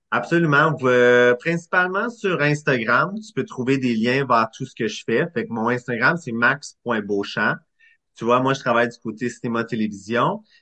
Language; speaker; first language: French; native; French